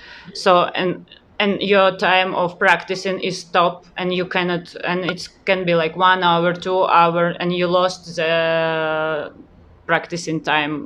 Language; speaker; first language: English; non-native, learner; Ukrainian